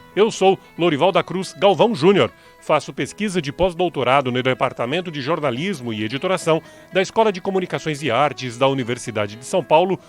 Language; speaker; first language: Portuguese; native; Portuguese